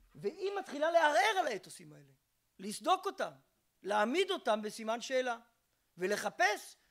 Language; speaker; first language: Hebrew; native; Hebrew